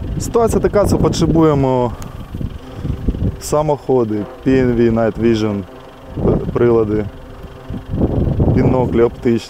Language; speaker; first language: Polish; non-native, learner; Ukrainian